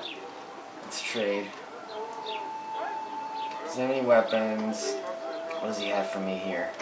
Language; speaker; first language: English; native; English